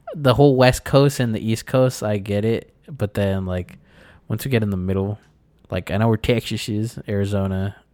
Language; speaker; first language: English; early bilingual, other home language; Spanish